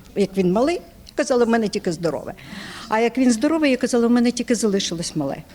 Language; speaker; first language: Ukrainian; non-native, local second language; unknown